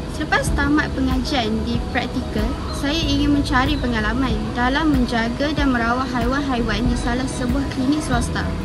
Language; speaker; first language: Malay; native; Malay